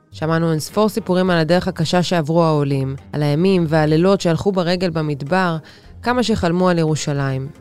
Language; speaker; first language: Hebrew; native; Hebrew